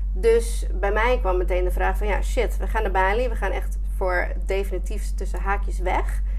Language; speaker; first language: Dutch; non-native, fluent; English